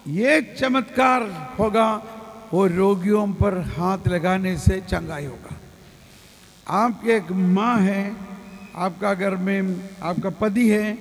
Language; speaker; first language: Hindi; non-native, local second language; Malayalam